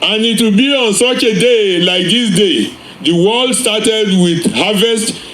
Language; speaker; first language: English; non-native, local second language; Yoruba